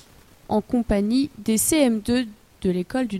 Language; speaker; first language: French; native; French